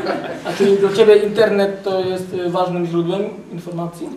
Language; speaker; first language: Polish; native; Polish